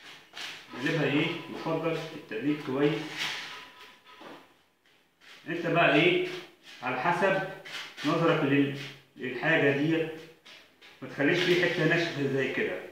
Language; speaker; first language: Arabic; native; Arabic